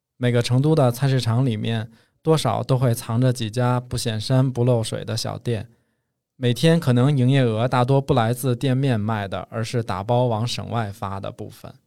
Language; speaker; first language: Chinese; native; Chinese